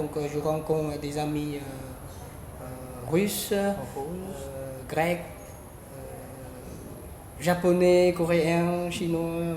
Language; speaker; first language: French; non-native, fluent; Khmer